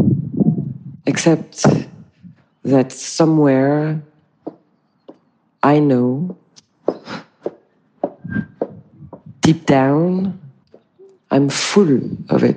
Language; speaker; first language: English; native; English